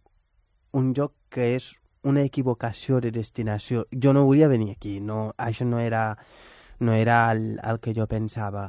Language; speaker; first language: Catalan; non-native, fluent; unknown